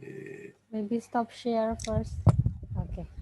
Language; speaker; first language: English; non-native, fluent; Indonesian